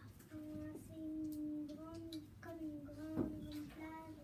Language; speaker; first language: French; native; French